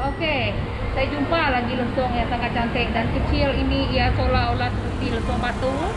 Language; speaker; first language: Malay; non-native, local second language; Iban